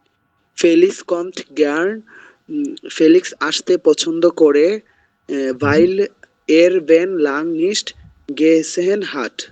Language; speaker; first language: German; non-native, learner; Bangla